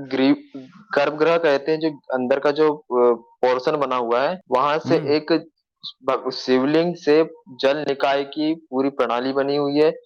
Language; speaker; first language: Hindi; native; Hindi